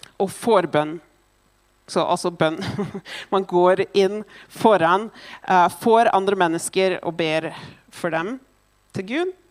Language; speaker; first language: Norwegian; non-native, fluent; English